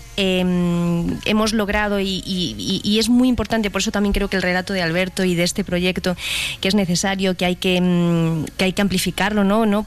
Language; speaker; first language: Spanish; native; Spanish